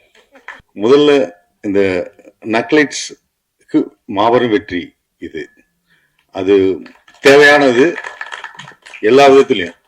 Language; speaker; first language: Tamil; native; Tamil